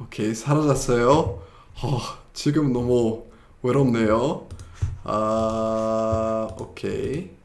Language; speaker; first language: Korean; non-native, fluent; English